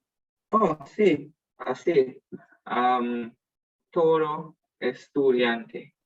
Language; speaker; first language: Spanish; non-native, learner; English